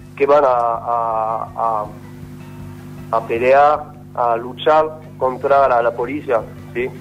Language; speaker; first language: Spanish; non-native, learner; French